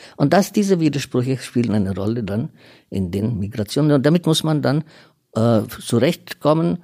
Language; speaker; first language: German; non-native, fluent; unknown